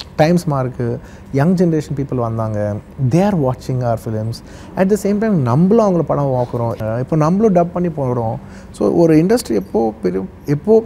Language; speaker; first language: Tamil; non-native, local second language; Telugu